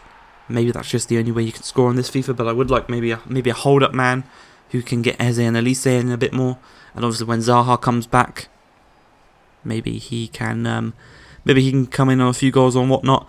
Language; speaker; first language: English; native; English